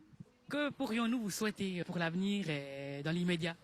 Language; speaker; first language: French; native; French